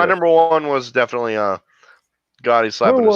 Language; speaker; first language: English; native; English